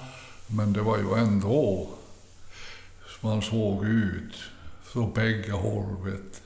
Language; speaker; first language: Swedish; early bilingual, other home language; Finnish